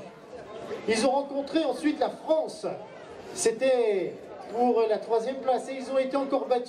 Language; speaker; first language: French; native; French